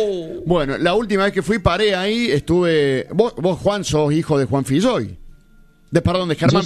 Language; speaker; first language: Spanish; native; Spanish